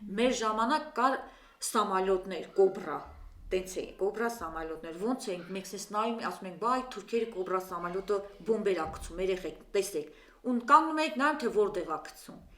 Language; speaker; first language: Armenian; native; Armenian